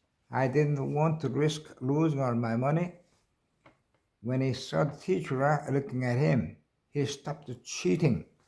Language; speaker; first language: English; non-native, learner; Korean